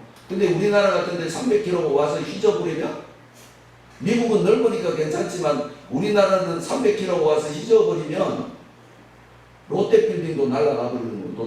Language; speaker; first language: Korean; native; Korean